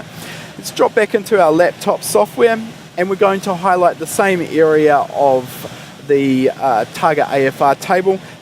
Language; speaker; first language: English; native; English